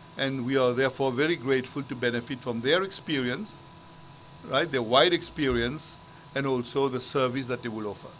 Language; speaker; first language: English; non-native, local second language; Morisyen